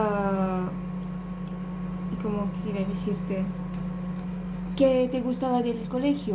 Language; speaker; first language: Spanish; early bilingual, other home language; Romanian